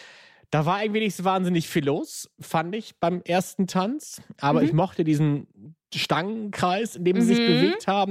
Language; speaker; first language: German; native; German